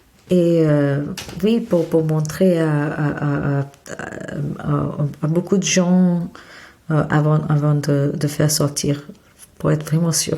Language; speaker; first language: French; non-native, fluent; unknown